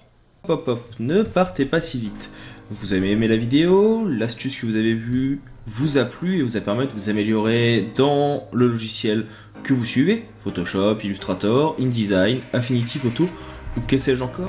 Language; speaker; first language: French; native; French